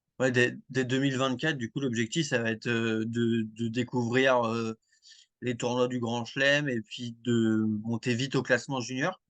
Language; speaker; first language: French; native; French